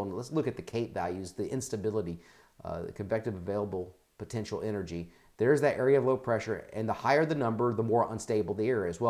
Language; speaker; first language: English; native; English